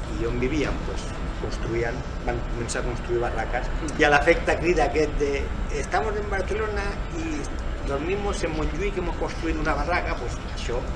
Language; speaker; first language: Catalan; non-native, local second language; Spanish